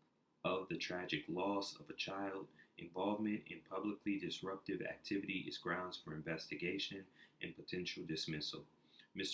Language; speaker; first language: English; native; English